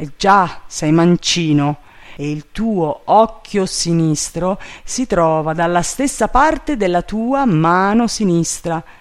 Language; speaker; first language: Italian; native; Italian